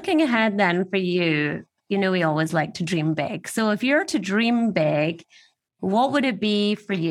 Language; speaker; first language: English; native; English